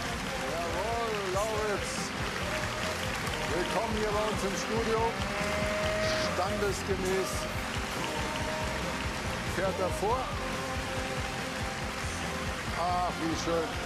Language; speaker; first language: German; native; German